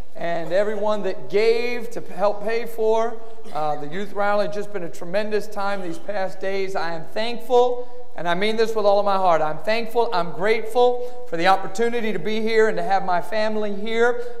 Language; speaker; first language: English; native; English